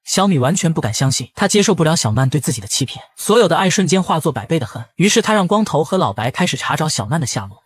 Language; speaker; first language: Chinese; native; Chinese